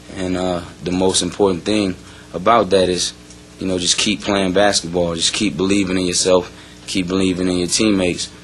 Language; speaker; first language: English; native; English